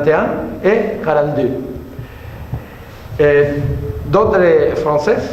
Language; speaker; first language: French; non-native, learner; Spanish